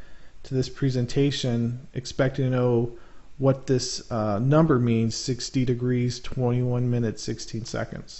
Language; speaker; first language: English; native; English